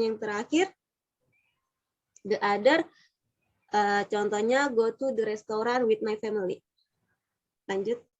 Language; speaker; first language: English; non-native, learner; Indonesian